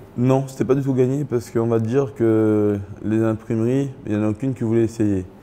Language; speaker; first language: French; early bilingual, other home language; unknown